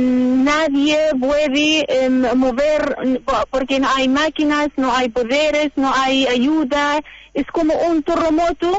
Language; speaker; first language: Spanish; non-native, learner; Arabic